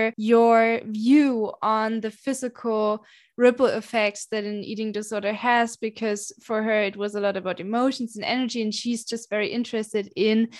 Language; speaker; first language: English; non-native, fluent; German